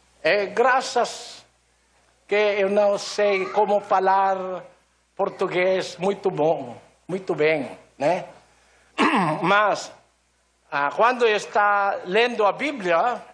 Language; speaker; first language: Portuguese; non-native, learner; Filipino